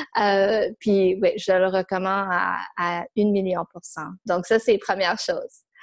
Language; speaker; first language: French; non-native, fluent; English